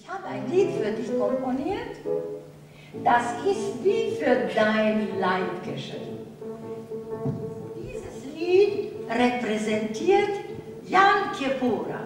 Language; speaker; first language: German; non-native, fluent; Hungarian